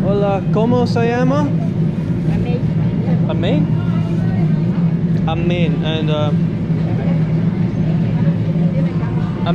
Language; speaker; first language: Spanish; non-native, learner; English